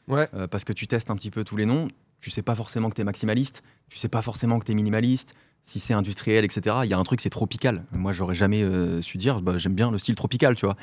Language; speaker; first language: French; native; French